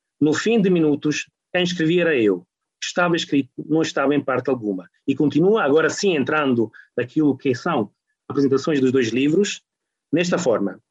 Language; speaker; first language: Portuguese; non-native, fluent; Italian